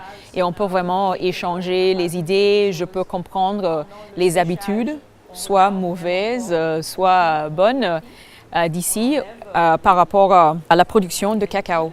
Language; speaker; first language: French; non-native, fluent; English